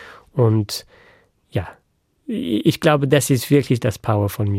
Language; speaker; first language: German; non-native, fluent; French